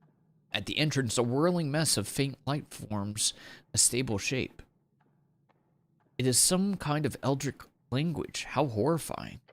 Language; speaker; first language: English; native; English